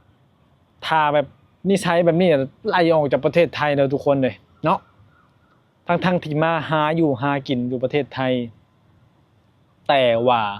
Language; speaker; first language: Thai; non-native, local second language; Lao